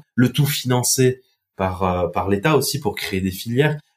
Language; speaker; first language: French; non-native, local second language; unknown